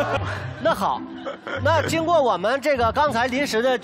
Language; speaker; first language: Chinese; native; Chinese